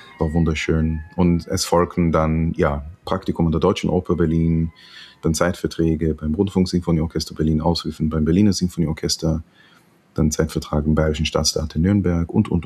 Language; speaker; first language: German; non-native, fluent; Hebrew